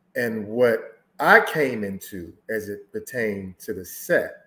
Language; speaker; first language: English; native; English